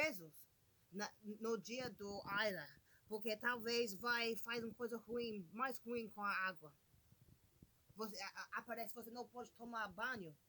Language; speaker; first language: Portuguese; non-native, learner; English